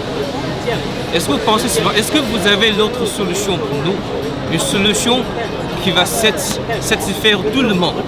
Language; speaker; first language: French; non-native, fluent; Chinese